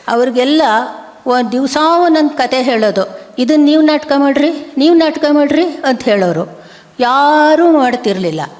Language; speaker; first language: Kannada; native; Kannada